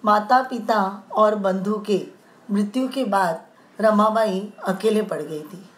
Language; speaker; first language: Hindi; non-native, local second language; Marathi